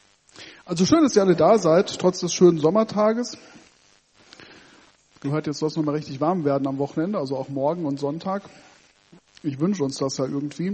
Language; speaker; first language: German; native; German